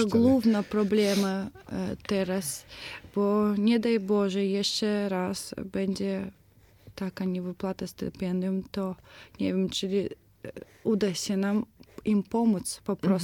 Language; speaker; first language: Polish; non-native, fluent; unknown